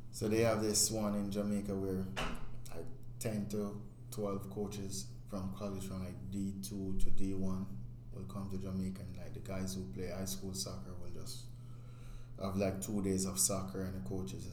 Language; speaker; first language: English; non-native, local second language; Jamaican Creole English